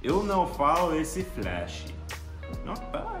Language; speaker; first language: Portuguese; non-native, learner; English